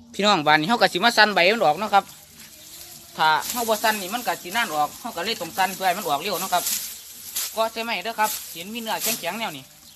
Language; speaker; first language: Thai; native; Thai